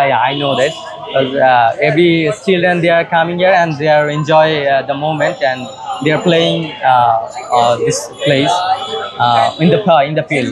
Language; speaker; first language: English; non-native, learner; Bangla